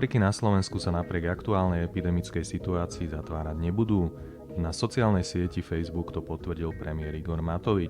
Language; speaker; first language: Slovak; native; Slovak